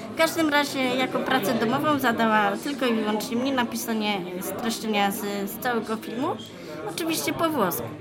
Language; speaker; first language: Polish; native; Polish